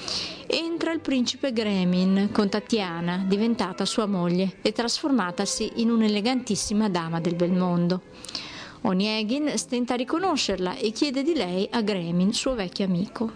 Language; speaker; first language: Italian; native; Italian